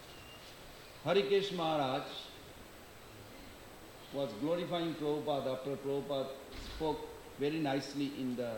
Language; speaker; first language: English; non-native, local second language; Bangla